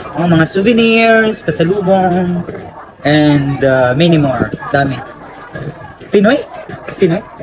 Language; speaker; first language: Filipino; native; Filipino